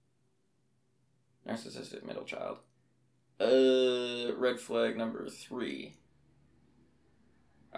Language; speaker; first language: English; native; English